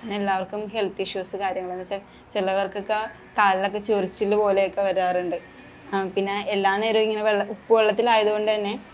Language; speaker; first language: Malayalam; native; Malayalam